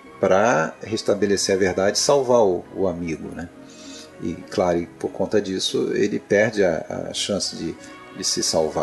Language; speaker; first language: Portuguese; native; Portuguese